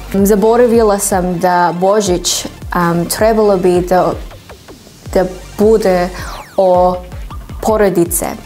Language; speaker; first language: Serbian; non-native, learner; English